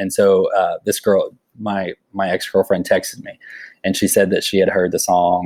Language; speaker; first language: English; native; English